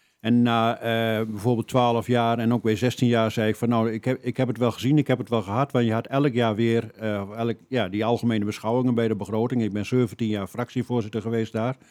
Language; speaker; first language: Dutch; native; Dutch